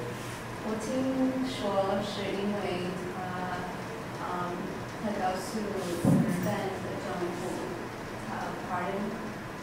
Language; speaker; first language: Chinese; non-native, learner; English